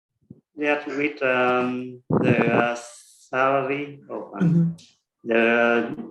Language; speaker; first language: English; non-native, learner; Vietnamese